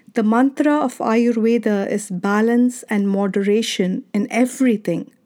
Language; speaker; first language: English; non-native, local second language; Kannada